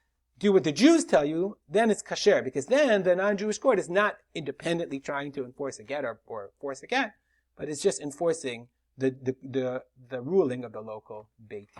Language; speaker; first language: English; native; English